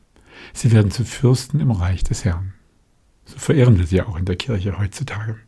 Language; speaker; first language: German; native; German